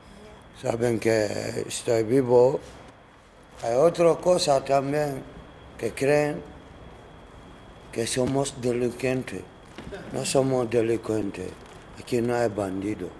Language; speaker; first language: Spanish; non-native, learner; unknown